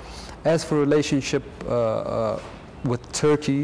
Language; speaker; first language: English; non-native, fluent; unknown